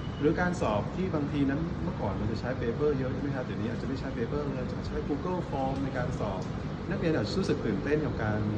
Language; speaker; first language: Thai; native; Thai